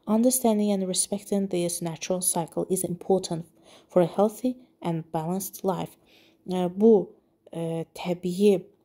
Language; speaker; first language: English; non-native, fluent; Azerbaijani